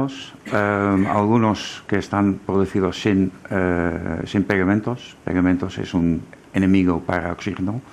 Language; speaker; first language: Spanish; non-native, fluent; German